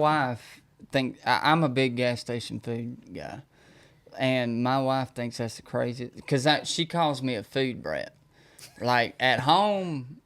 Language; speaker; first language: English; native; English